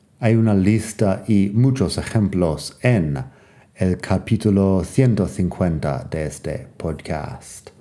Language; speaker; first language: Spanish; non-native, fluent; English